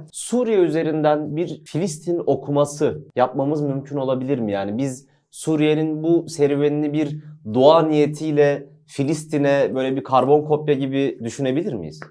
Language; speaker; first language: Turkish; native; Turkish